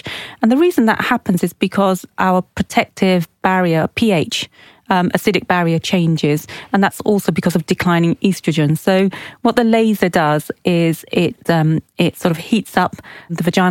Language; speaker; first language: English; native; English